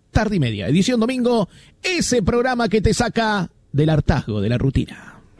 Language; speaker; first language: Spanish; native; Spanish